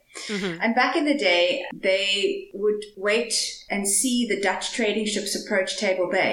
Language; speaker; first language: English; native; English